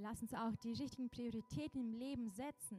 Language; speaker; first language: German; non-native, local second language; Russian